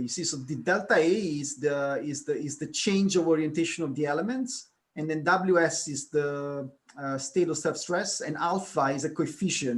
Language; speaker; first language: English; non-native, fluent; Italian